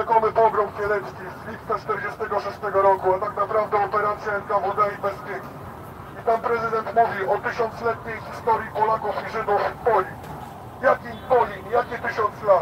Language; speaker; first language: Polish; native; Polish